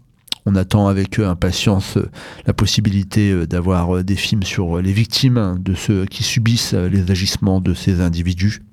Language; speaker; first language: French; native; French